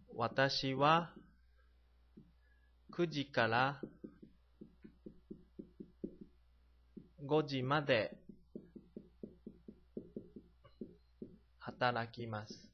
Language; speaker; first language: Japanese; non-native, fluent; Chinese